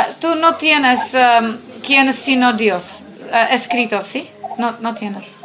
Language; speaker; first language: Spanish; non-native, learner; Czech